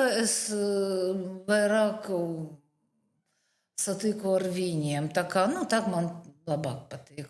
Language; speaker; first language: Latvian; non-native, learner; Russian